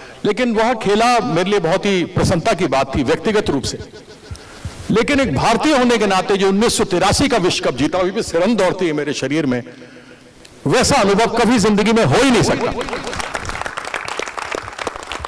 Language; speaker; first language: Hindi; native; Hindi